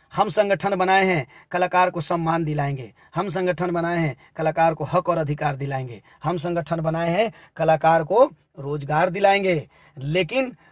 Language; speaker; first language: Hindi; native; Hindi